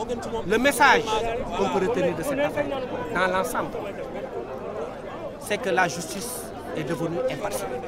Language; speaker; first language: French; non-native, local second language; Wolof